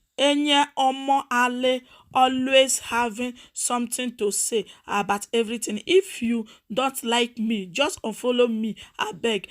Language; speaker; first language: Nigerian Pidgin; non-native, local second language; Yoruba